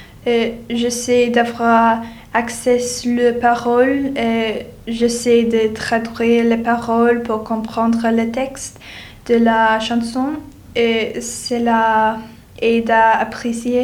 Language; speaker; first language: French; non-native, learner; English